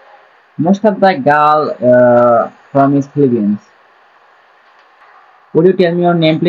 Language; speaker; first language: English; non-native, learner; Bangla